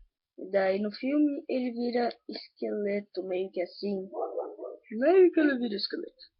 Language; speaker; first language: Portuguese; native; Portuguese